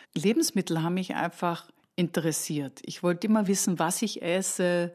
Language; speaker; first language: German; native; German